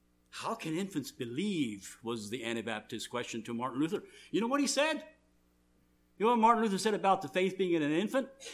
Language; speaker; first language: English; early bilingual, other home language; German